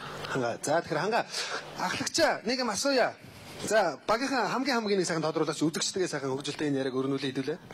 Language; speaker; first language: Mongolian; native; Mongolian